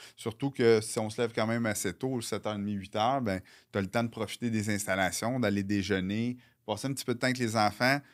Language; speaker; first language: French; native; French